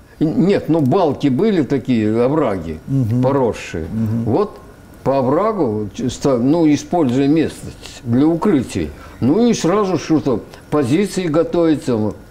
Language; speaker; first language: Russian; native; Russian